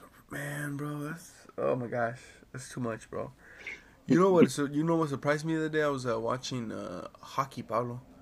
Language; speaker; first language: English; early bilingual, other home language; Spanish